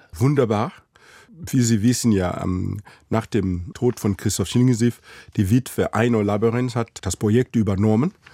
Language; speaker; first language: German; non-native, fluent; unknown